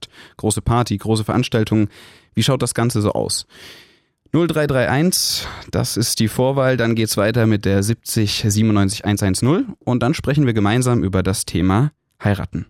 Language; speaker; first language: German; native; German